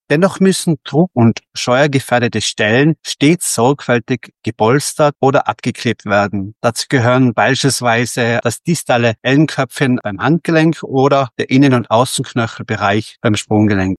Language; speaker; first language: German; native; German